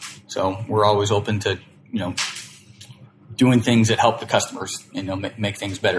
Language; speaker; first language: English; native; English